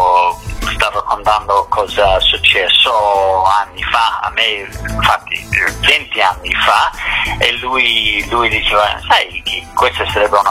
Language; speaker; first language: Italian; non-native, fluent; English